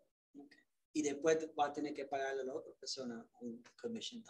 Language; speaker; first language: Spanish; early bilingual, other home language; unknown